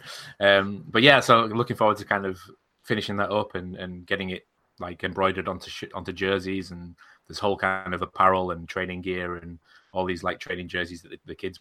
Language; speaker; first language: English; native; English